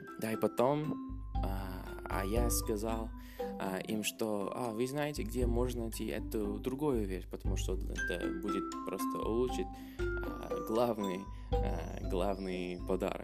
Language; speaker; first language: Russian; non-native, fluent; English